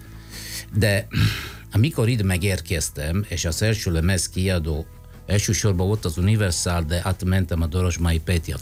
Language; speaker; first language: Hungarian; non-native, fluent; Italian